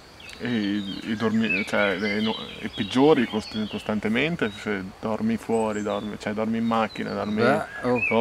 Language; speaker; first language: Italian; native; Italian